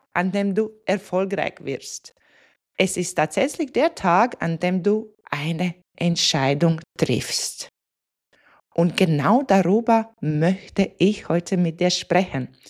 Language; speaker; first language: German; non-native, fluent; Latvian